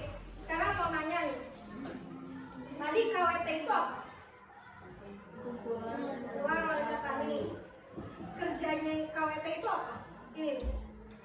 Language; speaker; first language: Indonesian; native; Indonesian